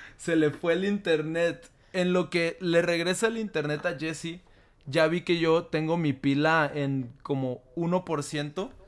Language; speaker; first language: Spanish; early bilingual, heritage; Spanish